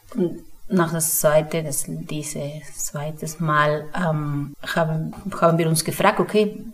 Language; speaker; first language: German; non-native, fluent; Spanish